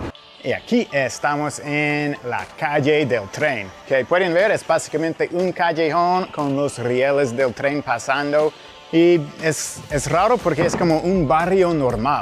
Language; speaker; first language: Spanish; non-native, fluent; English